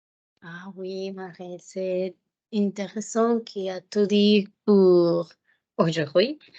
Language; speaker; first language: French; non-native, learner; Spanish